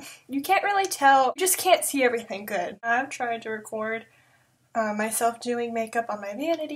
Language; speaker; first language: English; native; English